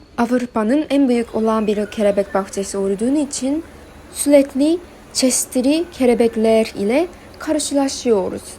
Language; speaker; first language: Turkish; non-native, learner; Japanese